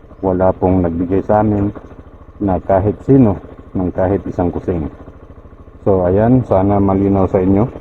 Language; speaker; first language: Filipino; non-native, local second language; Cebuano